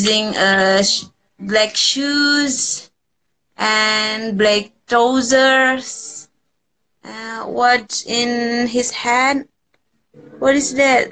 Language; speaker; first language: English; non-native, learner; Indonesian